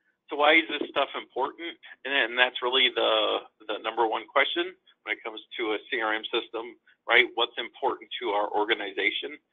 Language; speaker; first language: English; native; English